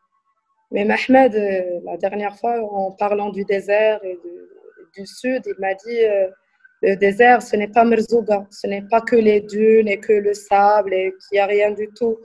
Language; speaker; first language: French; non-native, local second language; Arabic